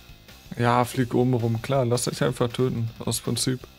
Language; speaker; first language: German; native; German